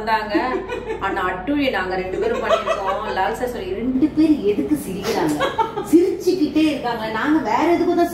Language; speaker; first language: Tamil; native; Tamil